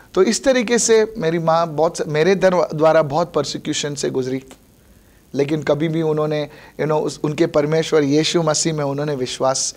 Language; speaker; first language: Hindi; non-native, local second language; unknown